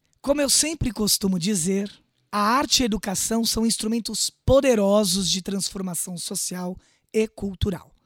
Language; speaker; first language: Portuguese; native; Portuguese